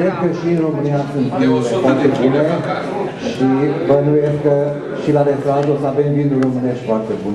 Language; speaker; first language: Romanian; non-native, fluent; Hungarian